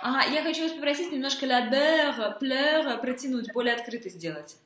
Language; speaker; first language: Russian; native; Russian